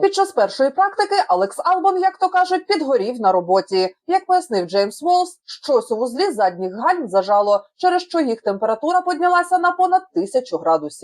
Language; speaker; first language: Ukrainian; native; Ukrainian